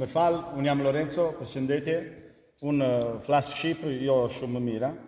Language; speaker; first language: Albanian; early bilingual, heritage; Italian